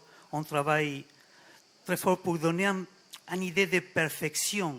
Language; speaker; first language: French; non-native, fluent; Spanish